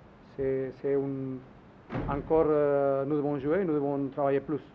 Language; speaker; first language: French; non-native, learner; Spanish